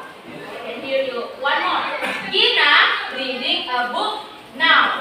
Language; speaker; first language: English; non-native, learner; Indonesian